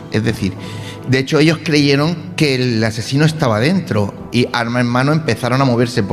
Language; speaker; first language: Spanish; native; Spanish